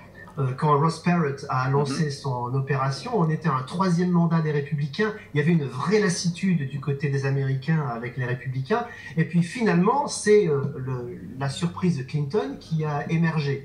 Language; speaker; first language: French; native; French